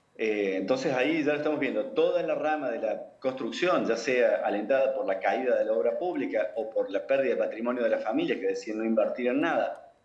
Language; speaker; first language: Spanish; native; Spanish